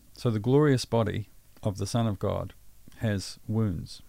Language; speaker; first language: English; native; English